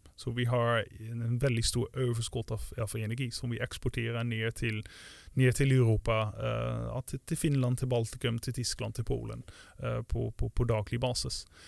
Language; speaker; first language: Swedish; non-native, fluent; Dutch